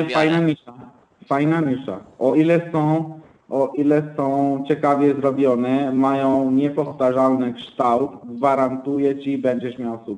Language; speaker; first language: Polish; non-native, fluent; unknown